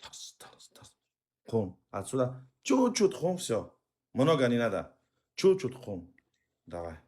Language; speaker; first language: Russian; non-native, learner; Uzbek